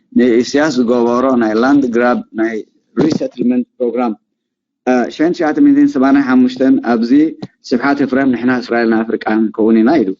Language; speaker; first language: Tigrinya; non-native, local second language; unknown